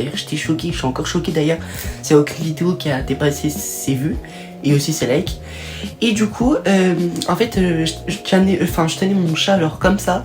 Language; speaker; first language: French; native; French